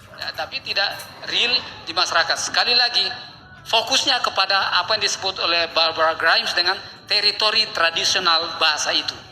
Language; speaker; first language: Indonesian; non-native, local second language; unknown